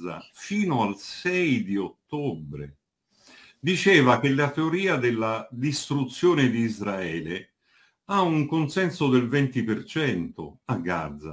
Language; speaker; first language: Italian; native; Italian